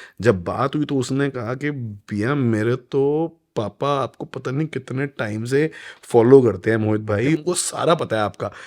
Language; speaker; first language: Hindi; native; Hindi